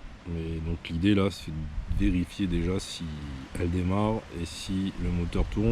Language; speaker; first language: French; native; French